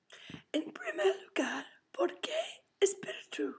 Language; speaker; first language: Spanish; non-native, learner; English